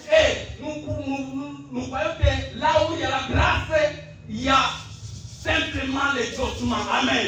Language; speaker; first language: French; non-native, local second language; Lingala